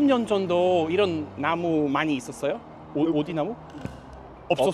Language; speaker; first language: Korean; non-native, learner; Swedish